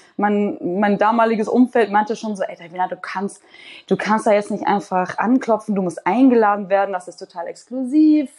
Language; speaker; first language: German; native; German